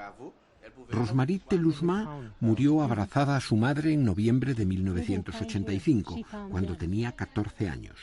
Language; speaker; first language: Spanish; native; Spanish